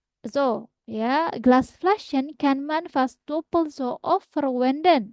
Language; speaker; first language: German; non-native, fluent; Indonesian